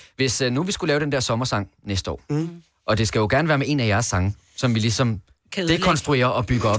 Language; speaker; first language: Danish; native; Danish